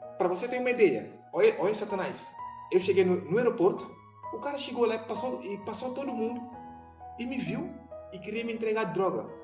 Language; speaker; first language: Portuguese; non-native, fluent; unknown